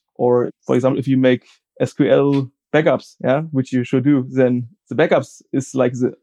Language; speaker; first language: English; non-native, fluent; German